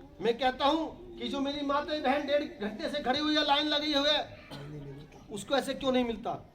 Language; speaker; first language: Hindi; native; Hindi